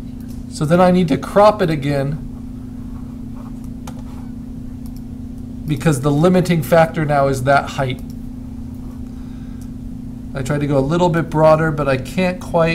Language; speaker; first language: English; native; English